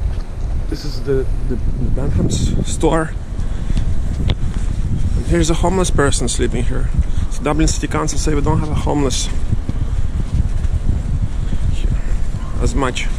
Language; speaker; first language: English; non-native, fluent; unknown